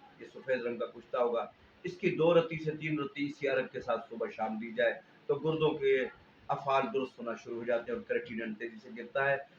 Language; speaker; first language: Urdu; non-native, local second language; Sindhi